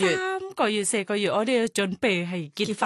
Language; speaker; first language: Cantonese; non-native, learner; Thai